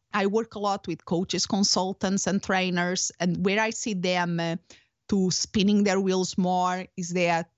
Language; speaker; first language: English; non-native, fluent; Portuguese